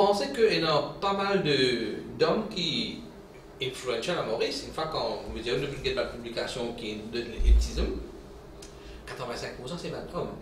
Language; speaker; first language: French; non-native, local second language; Morisyen